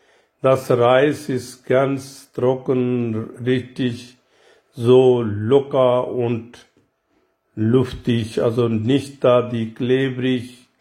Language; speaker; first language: German; non-native, learner; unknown